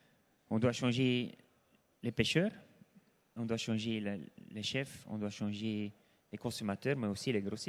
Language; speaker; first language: French; non-native, local second language; Dutch